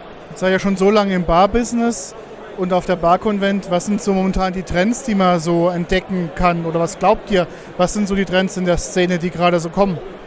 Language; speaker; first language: German; native; German